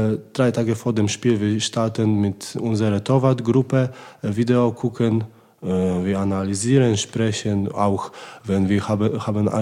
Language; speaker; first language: German; non-native, learner; Polish